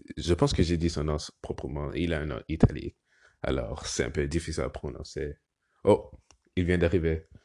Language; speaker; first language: French; non-native, learner; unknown